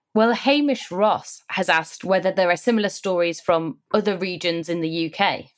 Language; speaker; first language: English; native; English